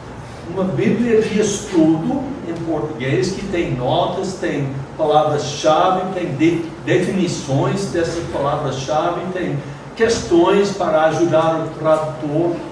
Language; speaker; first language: Portuguese; non-native, fluent; English